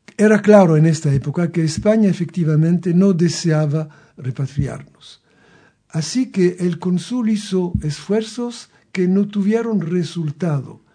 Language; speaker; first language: Spanish; non-native, fluent; French